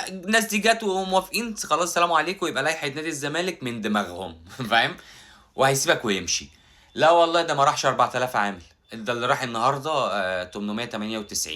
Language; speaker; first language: Arabic; native; Arabic